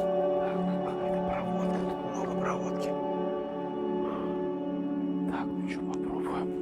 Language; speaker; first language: Russian; native; Russian